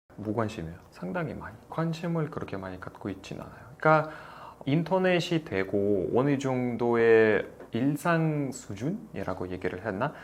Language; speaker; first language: Korean; non-native, fluent; Russian